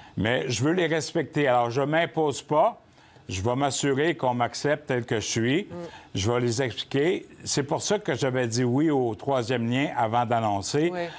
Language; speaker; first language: French; native; French